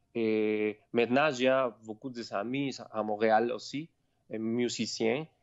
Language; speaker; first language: French; non-native, learner; Spanish